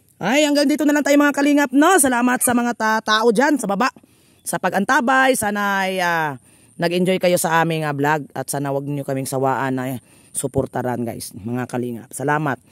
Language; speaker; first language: Filipino; non-native, local second language; Cebuano